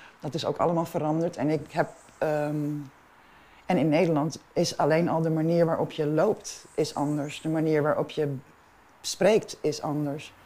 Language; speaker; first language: Dutch; non-native, local second language; Papiamento